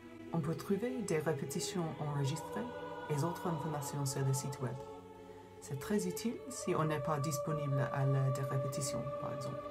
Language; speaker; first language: French; non-native, fluent; English